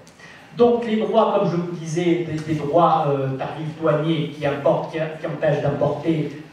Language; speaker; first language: French; native; French